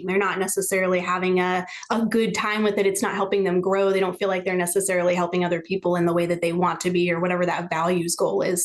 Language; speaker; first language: English; native; English